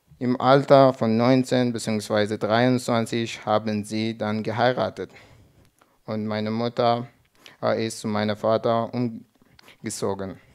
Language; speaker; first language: German; non-native, learner; Persian